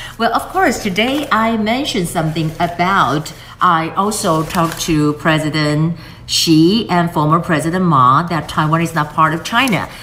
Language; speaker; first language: English; non-native, fluent; Chinese